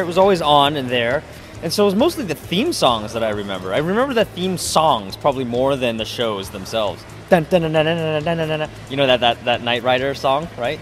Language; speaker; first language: English; early bilingual, other home language; Cantonese